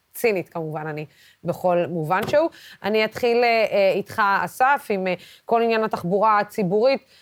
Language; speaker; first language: Hebrew; non-native, local second language; Arabic